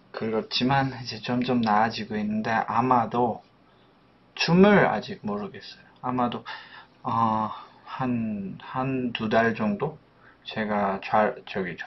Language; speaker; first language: Korean; non-native, fluent; Polish